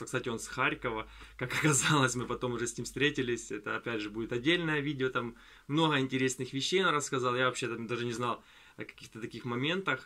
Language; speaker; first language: Russian; native; Russian